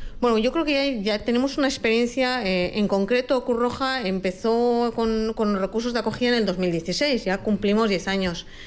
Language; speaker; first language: Spanish; native; Spanish